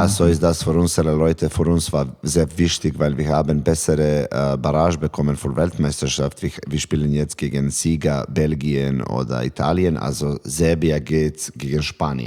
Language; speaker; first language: German; non-native, learner; Serbian